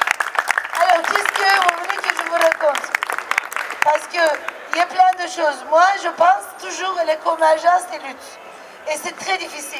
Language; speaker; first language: French; non-native, fluent; Turkish